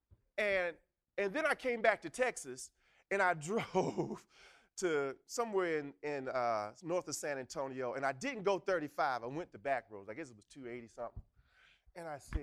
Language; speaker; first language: English; native; English